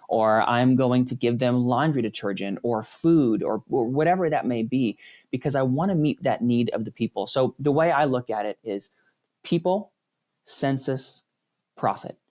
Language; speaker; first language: English; native; English